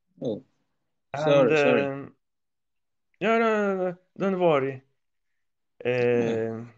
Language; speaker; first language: English; non-native, learner; Italian